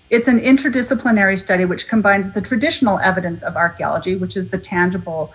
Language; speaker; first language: English; native; English